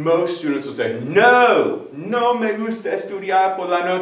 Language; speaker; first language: Spanish; non-native, fluent; English